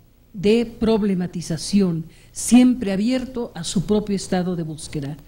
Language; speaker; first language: Spanish; native; Spanish